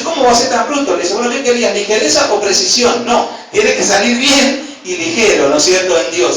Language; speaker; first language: Spanish; native; Spanish